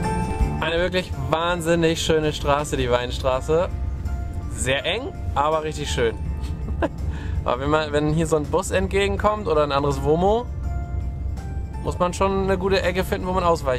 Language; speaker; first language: German; native; German